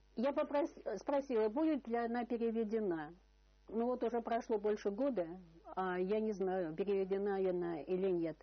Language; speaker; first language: Russian; native; Russian